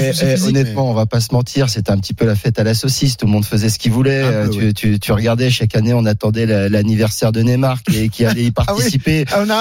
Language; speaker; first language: French; native; French